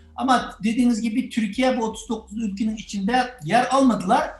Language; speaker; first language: Turkish; non-native, fluent; Chinese